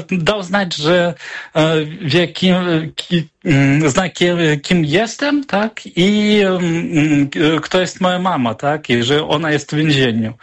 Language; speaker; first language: Polish; non-native, fluent; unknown